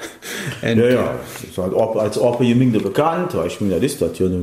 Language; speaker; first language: German; native; German